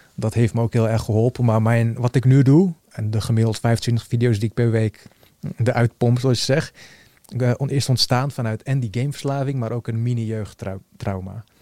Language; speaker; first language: Dutch; early bilingual, other home language; Bosnian